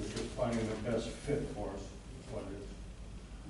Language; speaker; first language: English; native; English